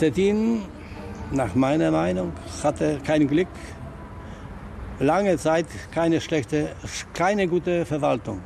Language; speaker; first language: German; non-native, fluent; Polish